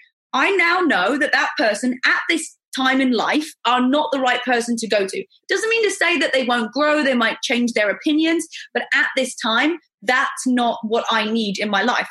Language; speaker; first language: English; native; English